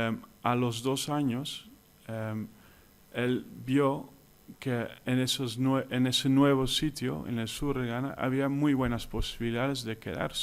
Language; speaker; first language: Spanish; non-native, fluent; Dutch